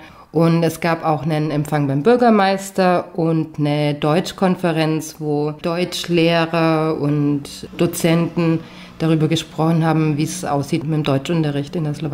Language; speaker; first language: German; native; German